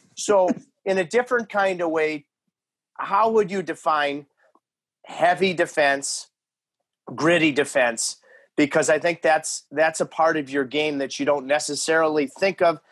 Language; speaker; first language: English; native; English